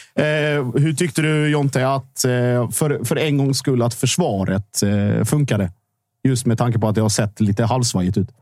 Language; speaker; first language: Swedish; non-native, fluent; Icelandic